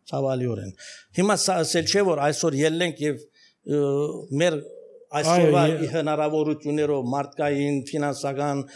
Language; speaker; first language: Armenian; early bilingual, heritage; Armenian